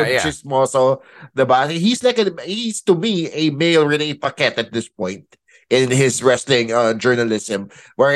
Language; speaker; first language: English; non-native, local second language; Filipino